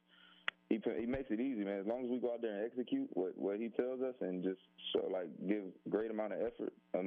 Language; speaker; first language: English; native; English